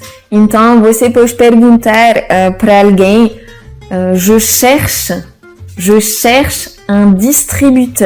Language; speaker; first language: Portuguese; non-native, fluent; French